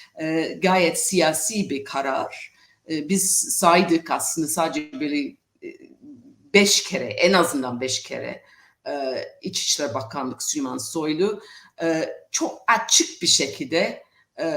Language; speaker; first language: Turkish; non-native, fluent; English